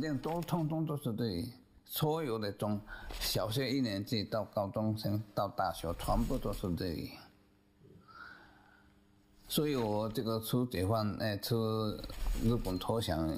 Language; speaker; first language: Chinese; non-native, local second language; Min Nan Chinese